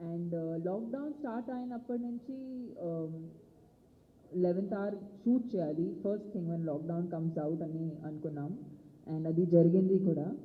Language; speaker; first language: Telugu; non-native, fluent; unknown